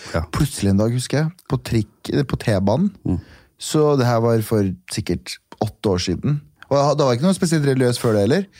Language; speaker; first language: Norwegian; early bilingual, other home language; Kurdish